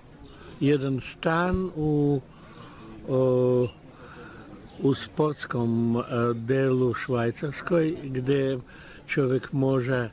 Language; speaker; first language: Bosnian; non-native, learner; Russian